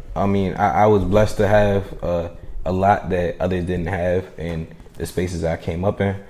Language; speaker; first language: English; native; English